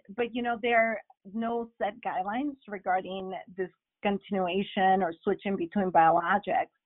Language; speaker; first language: English; non-native, fluent; Spanish